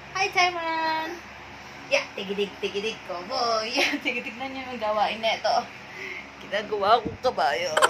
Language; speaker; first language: Filipino; non-native, local second language; Pampanga